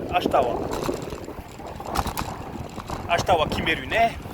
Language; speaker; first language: Japanese; non-native, learner; French